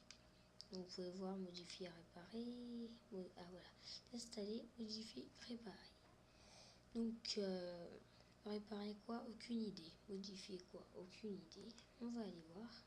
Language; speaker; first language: French; native; French